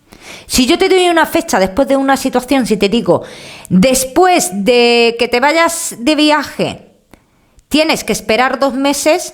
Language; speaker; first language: Spanish; native; Spanish